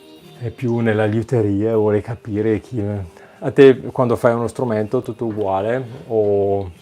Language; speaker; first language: Italian; non-native, fluent; German